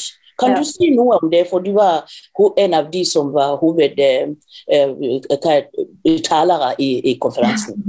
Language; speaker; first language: Norwegian; non-native, fluent; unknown